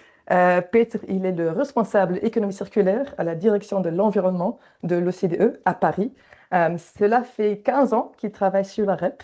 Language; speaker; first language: French; native; French